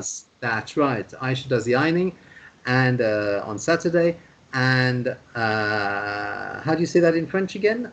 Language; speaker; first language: English; non-native, fluent; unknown